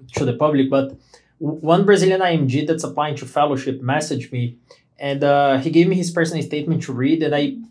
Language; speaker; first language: English; non-native, fluent; Portuguese